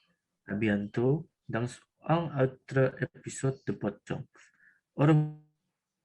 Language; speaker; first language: French; non-native, learner; Indonesian